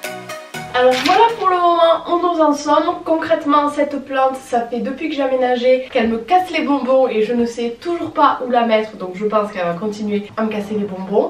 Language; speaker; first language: French; native; French